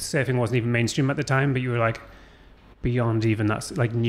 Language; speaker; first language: English; native; English